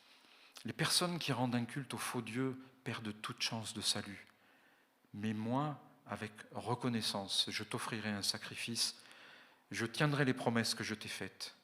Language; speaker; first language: French; native; French